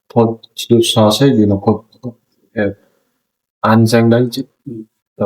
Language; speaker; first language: Japanese; non-native, learner; Indonesian